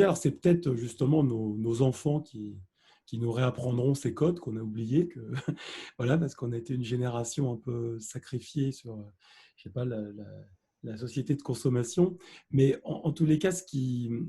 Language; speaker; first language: French; native; French